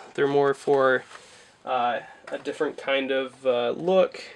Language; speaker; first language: English; native; English